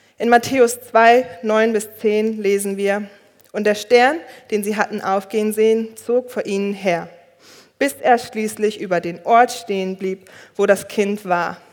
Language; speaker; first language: German; early bilingual, other home language; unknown